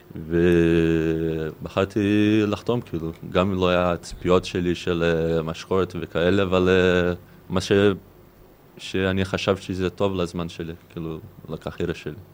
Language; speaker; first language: Hebrew; non-native, fluent; Portuguese